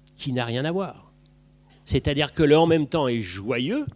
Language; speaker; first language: French; native; French